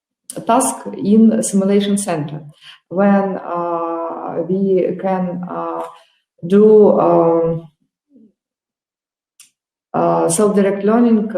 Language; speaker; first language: English; non-native, learner; Russian